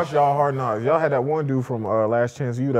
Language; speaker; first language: English; native; English